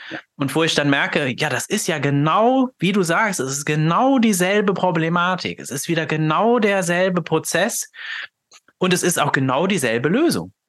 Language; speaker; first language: German; non-native, fluent; Luxembourgish